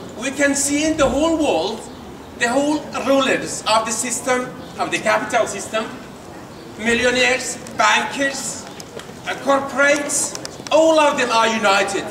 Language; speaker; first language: English; non-native, fluent; Persian